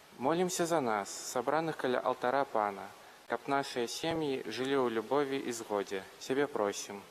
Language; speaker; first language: Belarusian; native; Belarusian